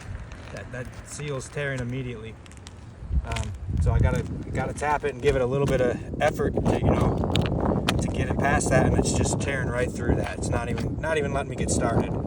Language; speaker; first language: English; native; English